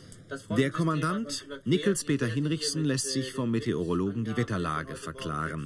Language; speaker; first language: German; native; German